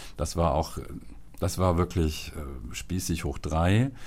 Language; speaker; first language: German; native; German